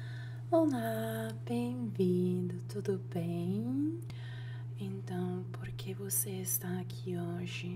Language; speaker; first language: Portuguese; non-native, fluent; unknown